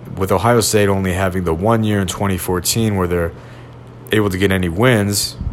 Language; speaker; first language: English; native; English